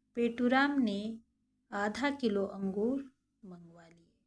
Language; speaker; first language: Hindi; non-native, local second language; Marathi